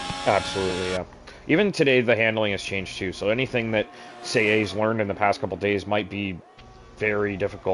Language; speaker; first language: English; native; English